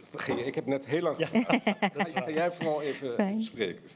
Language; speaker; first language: Dutch; native; Dutch